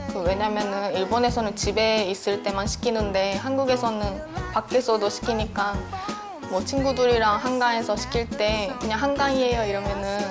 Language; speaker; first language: Korean; non-native, fluent; Japanese